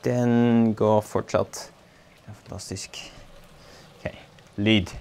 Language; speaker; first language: Norwegian; non-native, learner; Dutch